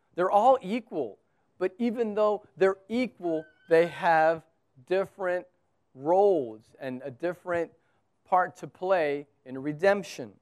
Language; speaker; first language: English; native; English